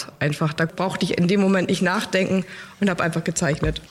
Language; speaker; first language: German; native; German